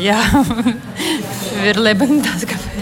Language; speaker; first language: German; non-native, learner; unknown